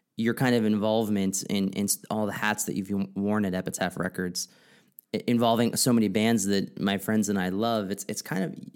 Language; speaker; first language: English; native; English